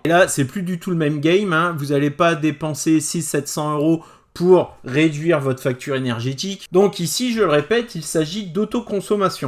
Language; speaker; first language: French; native; French